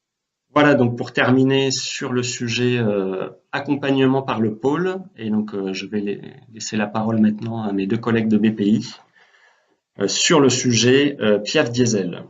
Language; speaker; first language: French; native; French